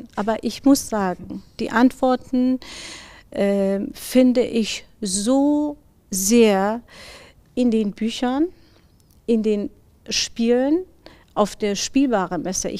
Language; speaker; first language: German; non-native, fluent; Persian